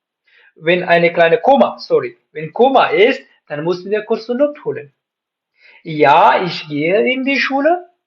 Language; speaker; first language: German; non-native, fluent; Pashto